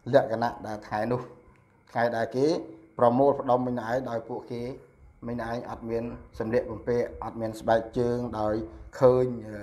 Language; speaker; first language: Khmer; non-native, local second language; Eastern Cham